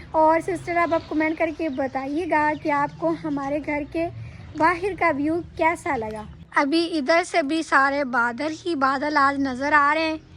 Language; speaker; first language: Urdu; non-native, local second language; Punjabi